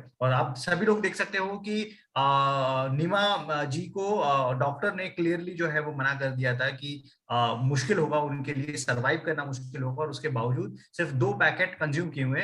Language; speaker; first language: Hindi; native; Hindi